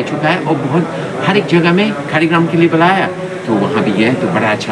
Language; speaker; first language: Hindi; non-native, fluent; English